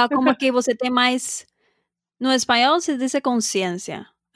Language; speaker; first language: Portuguese; non-native, fluent; Spanish